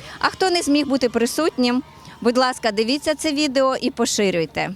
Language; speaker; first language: Ukrainian; native; Ukrainian